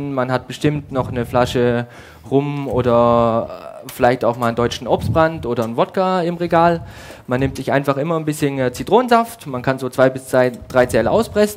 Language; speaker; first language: German; native; German